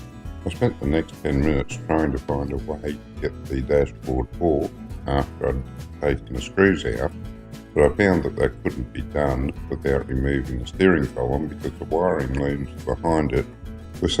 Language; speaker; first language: English; native; English